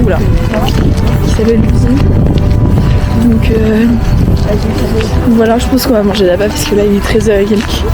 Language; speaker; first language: French; native; French